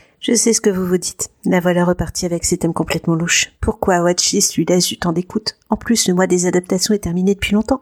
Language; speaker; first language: French; native; French